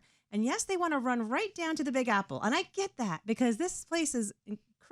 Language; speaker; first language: English; native; English